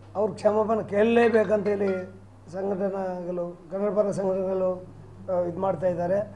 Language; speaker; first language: Kannada; native; Kannada